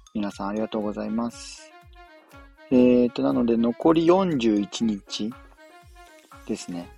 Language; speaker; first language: Japanese; native; Japanese